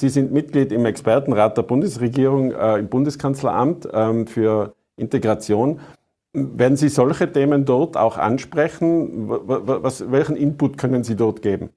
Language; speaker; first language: German; native; German